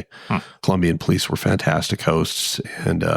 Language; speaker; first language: English; native; English